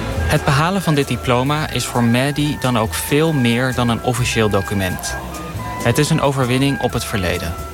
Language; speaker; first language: Dutch; native; Dutch